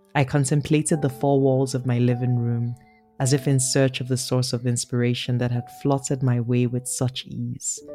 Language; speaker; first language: English; non-native, local second language; Igbo